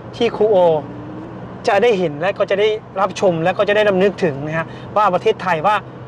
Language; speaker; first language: Thai; native; Thai